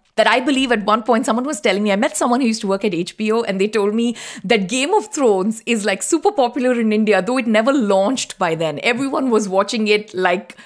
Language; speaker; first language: English; non-native, local second language; Tamil